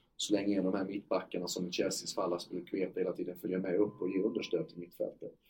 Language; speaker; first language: Swedish; native; Swedish